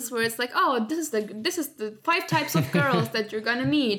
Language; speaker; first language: English; non-native, fluent; Slovak